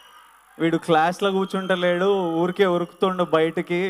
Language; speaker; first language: Telugu; native; Telugu